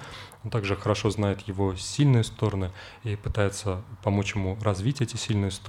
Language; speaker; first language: Russian; native; Russian